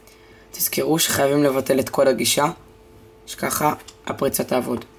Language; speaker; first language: Hebrew; native; Hebrew